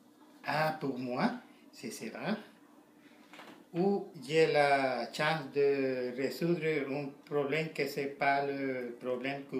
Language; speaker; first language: French; non-native, learner; Spanish